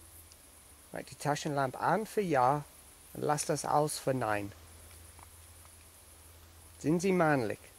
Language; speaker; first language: German; non-native, learner; English